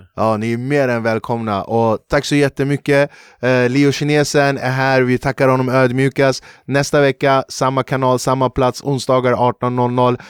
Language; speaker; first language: Swedish; early bilingual, other home language; Kurdish